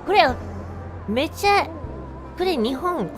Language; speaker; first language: Japanese; non-native, learner; Chinese